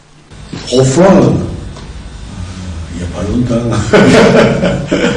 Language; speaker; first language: French; non-native, learner; Japanese